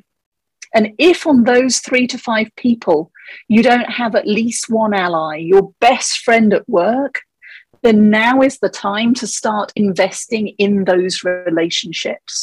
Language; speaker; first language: English; native; English